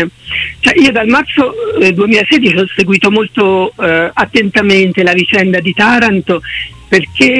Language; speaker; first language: Italian; native; Italian